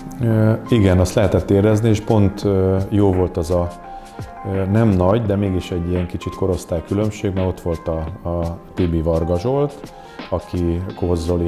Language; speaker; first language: Hungarian; native; Hungarian